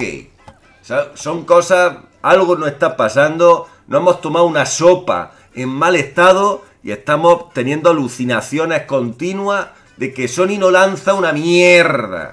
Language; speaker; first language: Spanish; native; Spanish